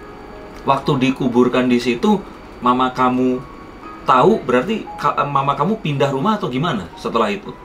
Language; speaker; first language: Indonesian; native; Indonesian